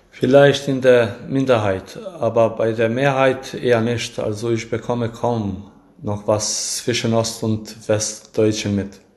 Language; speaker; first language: German; early bilingual, other home language; Albanian